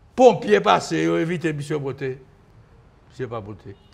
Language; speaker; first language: French; native; French